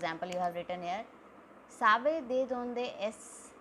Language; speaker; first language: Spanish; non-native, fluent; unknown